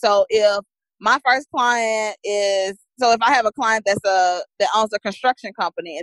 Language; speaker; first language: English; native; English